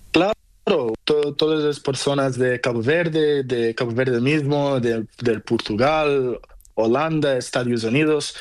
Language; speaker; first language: Spanish; non-native, learner; Portuguese